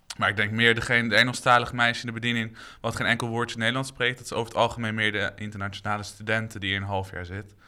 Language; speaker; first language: Dutch; native; Dutch